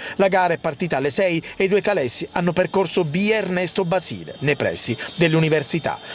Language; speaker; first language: Italian; native; Italian